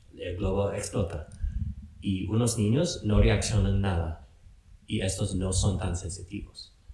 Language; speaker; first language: Spanish; non-native, fluent; English